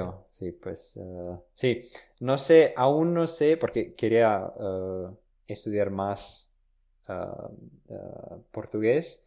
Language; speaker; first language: Spanish; non-native, fluent; Romanian